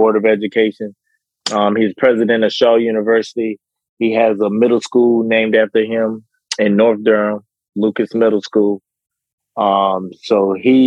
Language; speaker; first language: English; native; English